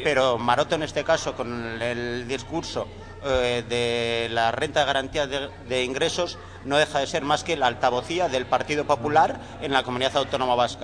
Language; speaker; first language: Spanish; native; Spanish